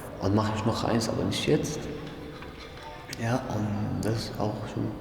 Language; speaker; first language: German; non-native, learner; Arabic